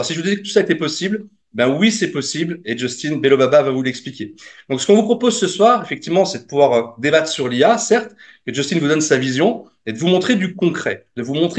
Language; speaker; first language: French; native; French